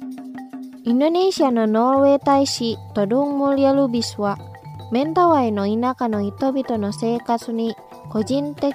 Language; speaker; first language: Japanese; non-native, fluent; Indonesian